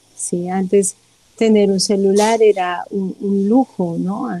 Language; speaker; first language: Spanish; native; Spanish